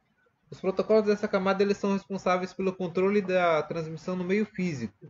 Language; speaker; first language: Portuguese; native; Portuguese